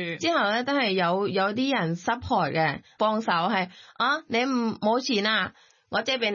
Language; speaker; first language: Cantonese; non-native, learner; Thai